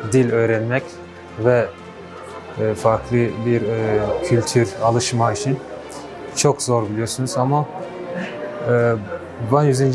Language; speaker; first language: Turkish; non-native, learner; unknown